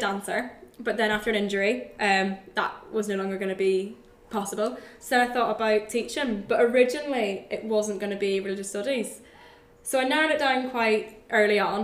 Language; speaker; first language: English; native; English